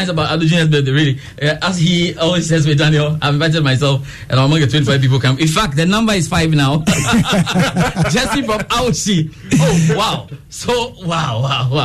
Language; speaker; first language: English; non-native, local second language; Akan